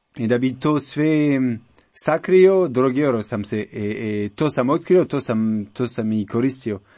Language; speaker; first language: Croatian; non-native, learner; French